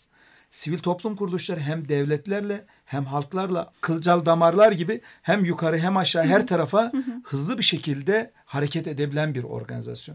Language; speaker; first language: Turkish; native; Turkish